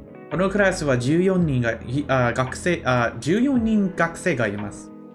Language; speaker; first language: Japanese; non-native, fluent; English